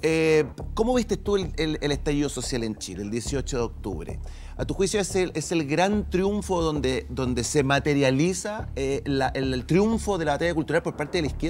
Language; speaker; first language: Spanish; native; Spanish